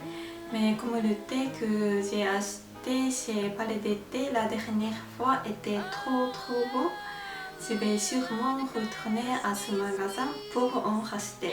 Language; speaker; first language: French; non-native, fluent; Japanese